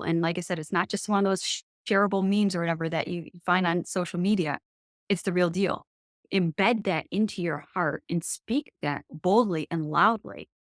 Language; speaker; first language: English; native; English